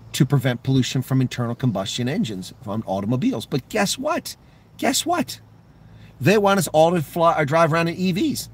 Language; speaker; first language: English; native; English